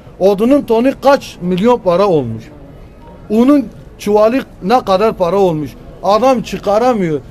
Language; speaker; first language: Turkish; non-native, local second language; Kurdish